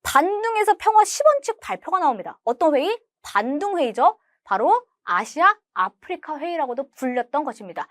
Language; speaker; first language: Korean; native; Korean